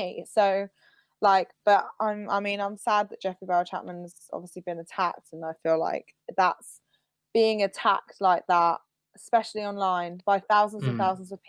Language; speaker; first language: English; native; English